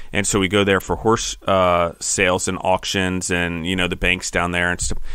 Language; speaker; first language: English; native; English